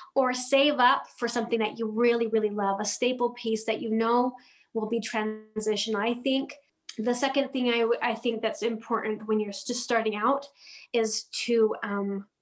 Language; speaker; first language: English; non-native, fluent; Danish